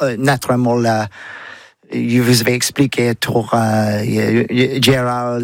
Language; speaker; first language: French; non-native, learner; English